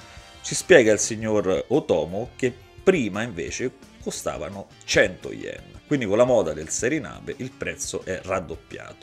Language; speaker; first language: Italian; native; Italian